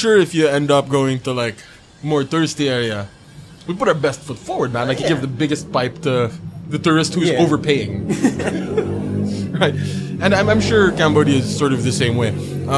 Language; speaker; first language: English; non-native, local second language; Cebuano